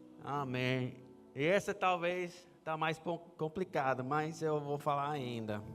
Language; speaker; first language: Portuguese; non-native, fluent; English